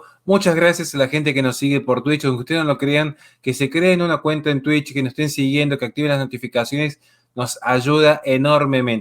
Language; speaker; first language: Spanish; native; Spanish